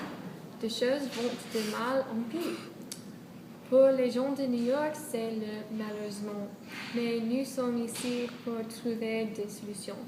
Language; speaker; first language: French; non-native, learner; English